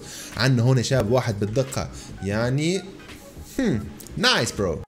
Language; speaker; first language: Arabic; native; Arabic